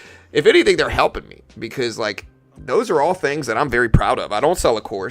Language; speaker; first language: English; native; English